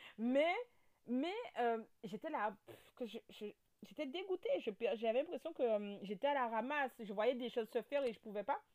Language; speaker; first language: French; native; French